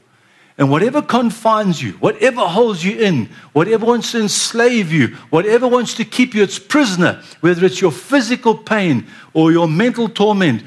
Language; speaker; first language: English; native; English